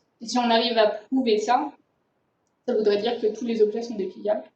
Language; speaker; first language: French; native; French